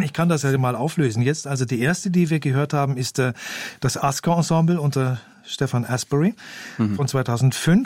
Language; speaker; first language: German; native; German